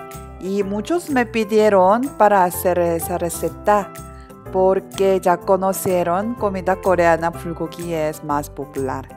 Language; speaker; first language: Spanish; non-native, learner; Korean